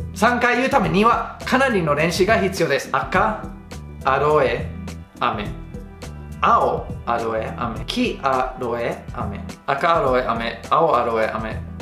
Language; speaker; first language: Japanese; non-native, fluent; English